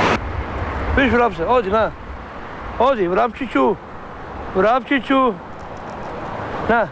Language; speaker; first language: Russian; non-native, learner; Croatian